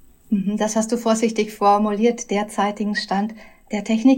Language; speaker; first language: German; native; German